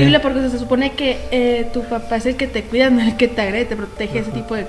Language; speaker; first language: Spanish; native; Spanish